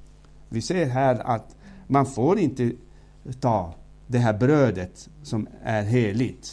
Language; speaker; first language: Swedish; non-native, fluent; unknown